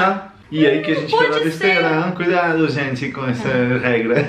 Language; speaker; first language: Portuguese; non-native, fluent; French